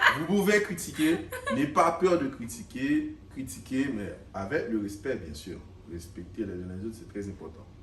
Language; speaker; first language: French; non-native, local second language; Haitian Creole